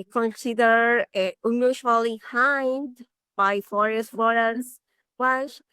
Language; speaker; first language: English; non-native, learner; Spanish